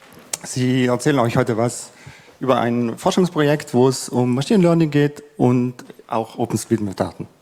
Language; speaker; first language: German; native; German